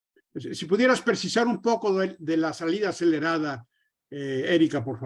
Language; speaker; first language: Spanish; native; Spanish